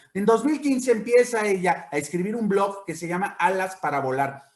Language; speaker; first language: Spanish; native; Spanish